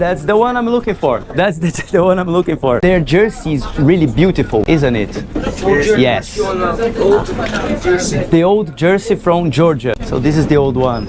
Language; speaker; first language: English; non-native, fluent; Portuguese